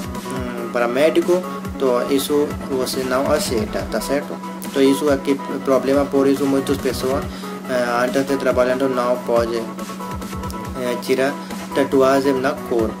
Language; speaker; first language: Portuguese; non-native, learner; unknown